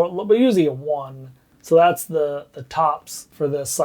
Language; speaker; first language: English; native; English